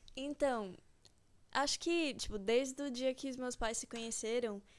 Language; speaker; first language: Portuguese; early bilingual, heritage; Portuguese